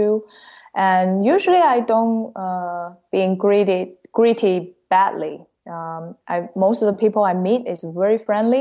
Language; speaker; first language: English; non-native, fluent; Cantonese